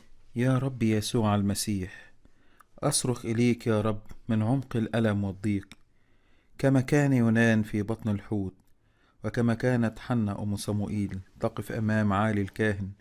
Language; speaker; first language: Arabic; native; Arabic